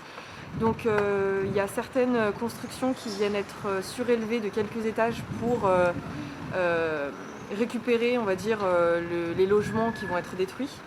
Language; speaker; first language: French; native; French